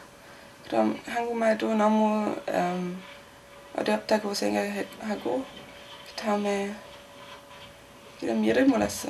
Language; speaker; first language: Korean; non-native, learner; German